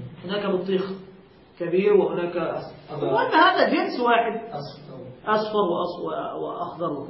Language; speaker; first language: Arabic; native; Arabic